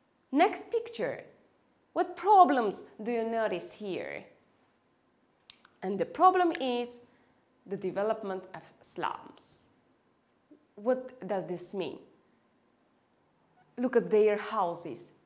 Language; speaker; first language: English; non-native, fluent; Armenian